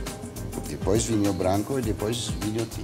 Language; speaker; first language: Portuguese; non-native, fluent; French